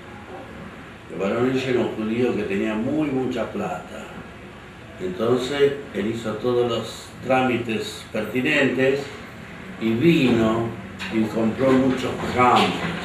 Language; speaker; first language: Spanish; native; Spanish